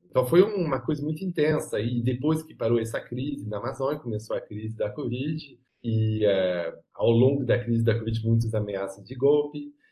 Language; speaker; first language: Portuguese; non-native, fluent; French